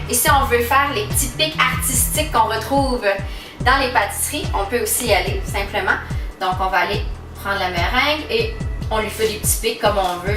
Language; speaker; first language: French; native; French